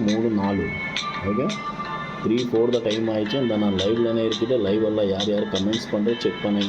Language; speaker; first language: Tamil; non-native, local second language; Kannada